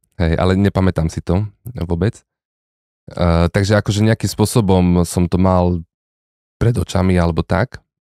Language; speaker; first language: Slovak; native; Slovak